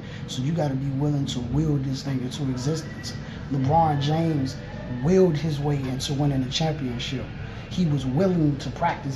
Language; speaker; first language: English; native; English